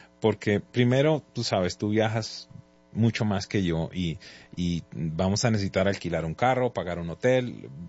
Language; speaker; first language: Spanish; native; Spanish